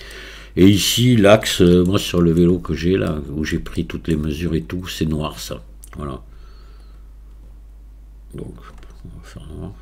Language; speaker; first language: French; native; French